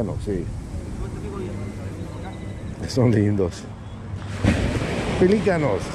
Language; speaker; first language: Spanish; non-native, fluent; English